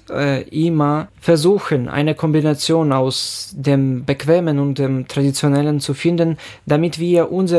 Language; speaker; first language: German; non-native, fluent; Ukrainian